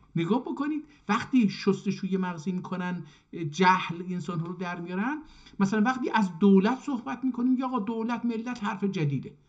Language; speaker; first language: Persian; non-native, local second language; Azerbaijani